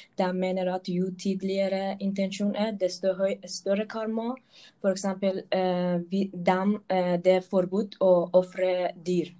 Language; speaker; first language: Norwegian; non-native, local second language; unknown